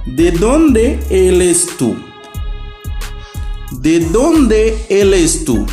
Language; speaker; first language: Spanish; non-native, fluent; Haitian Creole